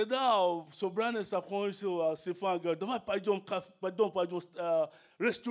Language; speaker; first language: German; non-native, learner; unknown